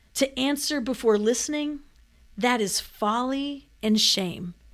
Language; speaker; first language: English; native; English